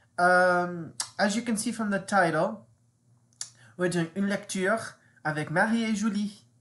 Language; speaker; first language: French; non-native, fluent; English